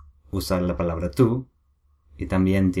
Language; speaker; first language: Spanish; non-native, learner; English